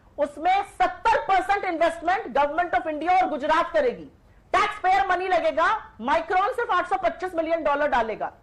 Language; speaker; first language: Hindi; native; Hindi